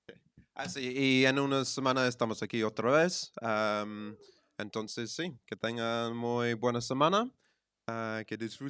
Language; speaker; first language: Spanish; non-native, fluent; English